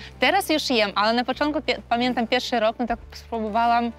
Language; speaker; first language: Polish; non-native, fluent; Russian